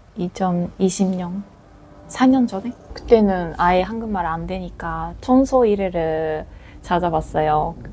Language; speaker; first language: Korean; non-native, fluent; Japanese